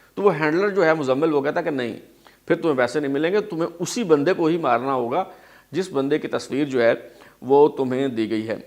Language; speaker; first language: Urdu; native; Urdu